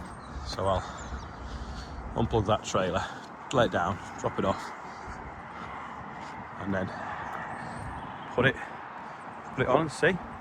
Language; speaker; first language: English; native; English